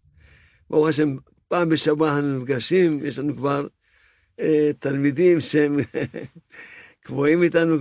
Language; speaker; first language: Hebrew; non-native, fluent; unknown